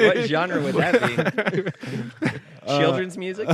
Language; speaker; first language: English; native; English